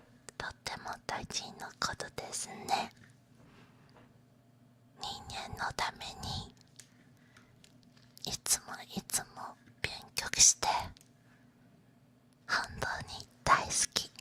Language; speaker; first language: Japanese; non-native, learner; Chinese